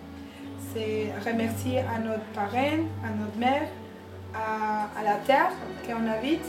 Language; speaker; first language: French; non-native, learner; Spanish